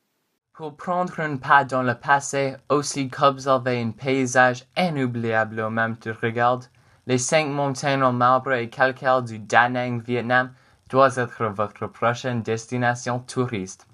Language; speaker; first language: French; non-native, fluent; English